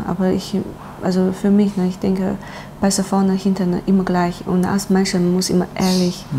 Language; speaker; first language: German; non-native, learner; Chinese